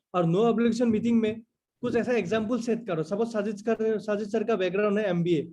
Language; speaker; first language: Hindi; non-native, local second language; Assamese